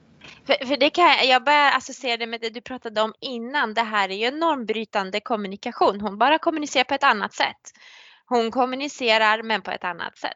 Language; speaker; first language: Swedish; native; Swedish